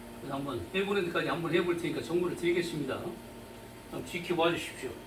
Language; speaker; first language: Korean; native; Korean